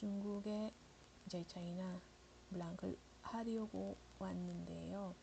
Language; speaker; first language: Korean; non-native, learner; Iloko